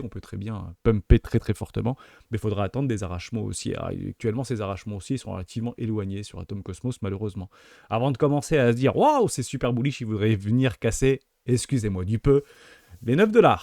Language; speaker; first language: French; native; French